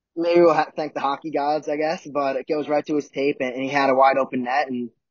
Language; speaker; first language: English; native; English